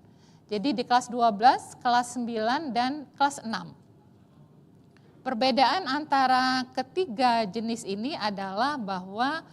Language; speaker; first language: Indonesian; native; Indonesian